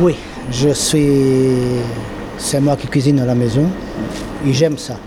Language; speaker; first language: French; non-native, fluent; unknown